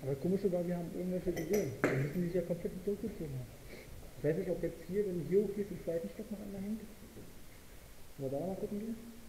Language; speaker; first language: German; native; German